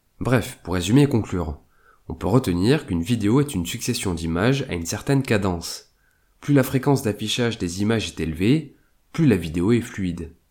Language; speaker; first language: French; native; French